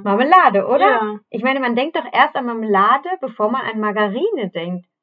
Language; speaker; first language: German; native; German